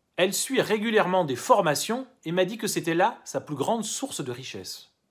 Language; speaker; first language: French; native; French